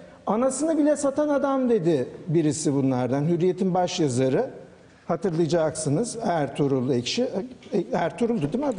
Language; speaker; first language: Turkish; native; Turkish